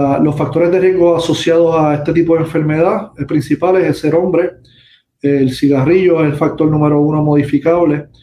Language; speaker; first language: Spanish; native; Spanish